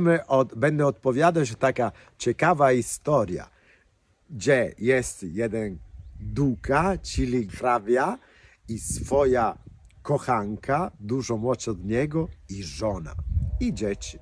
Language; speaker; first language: Polish; non-native, fluent; Italian